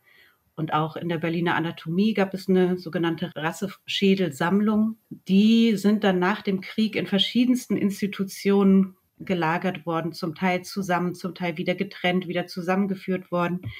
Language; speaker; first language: German; native; German